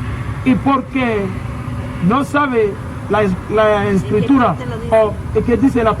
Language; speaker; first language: Spanish; non-native, learner; English